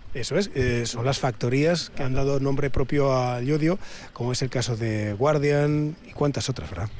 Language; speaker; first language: Spanish; native; Spanish